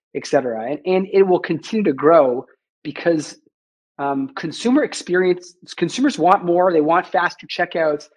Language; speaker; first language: English; native; English